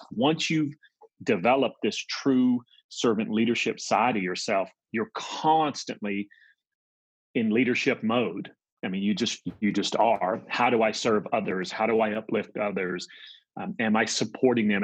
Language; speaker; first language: English; native; English